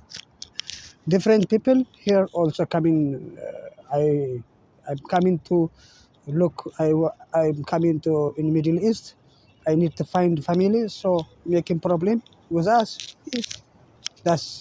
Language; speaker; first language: English; non-native, learner; Tigrinya